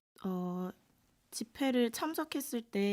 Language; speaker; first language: Korean; non-native, fluent; Cantonese